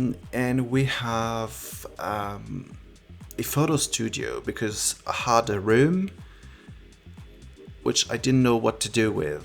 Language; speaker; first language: English; non-native, fluent; French